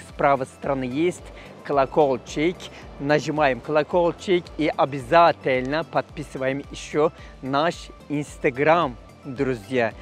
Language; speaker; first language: Russian; non-native, learner; Turkish